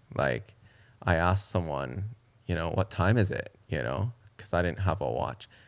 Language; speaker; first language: English; early bilingual, other home language; Japanese